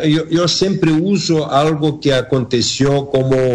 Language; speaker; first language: Spanish; non-native, learner; Bulgarian